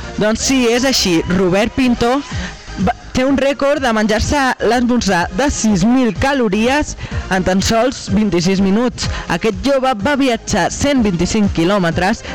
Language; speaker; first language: Catalan; non-native, local second language; Spanish